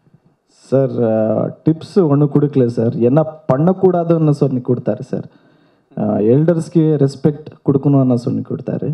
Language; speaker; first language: Tamil; non-native, learner; Kannada